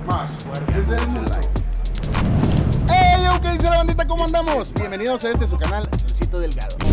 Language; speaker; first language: Spanish; native; Spanish